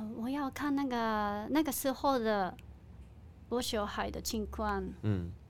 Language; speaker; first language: Chinese; non-native, learner; Japanese